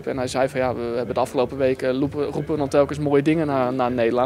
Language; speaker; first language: Dutch; native; Dutch